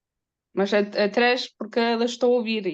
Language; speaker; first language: Portuguese; non-native, learner; Polish